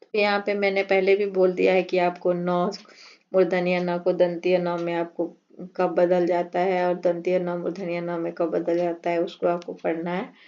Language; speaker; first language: Hindi; non-native, local second language; Assamese